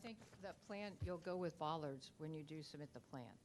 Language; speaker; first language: English; native; English